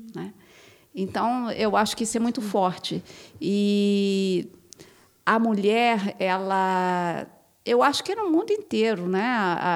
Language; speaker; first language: Portuguese; native; Portuguese